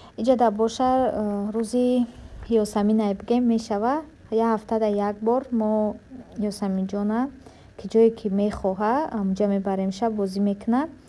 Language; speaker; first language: Tajik; native; Tajik